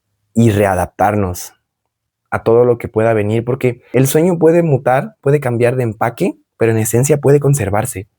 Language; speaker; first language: Spanish; native; Spanish